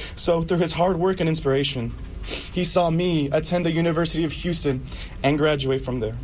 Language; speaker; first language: English; early bilingual, other home language; Spanish